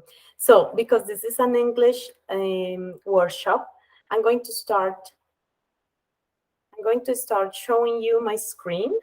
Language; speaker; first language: English; non-native, fluent; Spanish